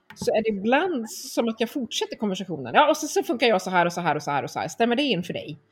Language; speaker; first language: Swedish; native; Swedish